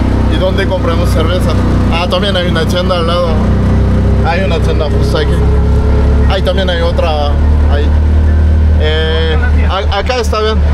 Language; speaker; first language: Spanish; non-native, fluent; French